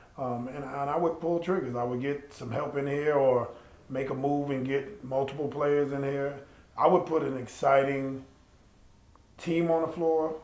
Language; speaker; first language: English; native; English